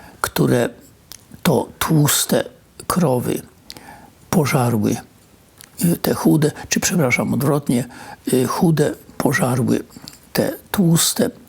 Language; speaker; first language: Polish; native; Polish